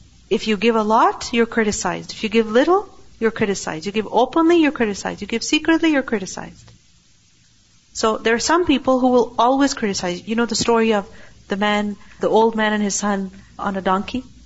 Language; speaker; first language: English; non-native, local second language; Urdu